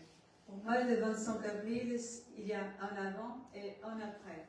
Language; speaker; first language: French; non-native, learner; Portuguese